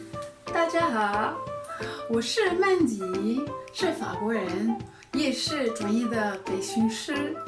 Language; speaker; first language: Chinese; non-native, fluent; French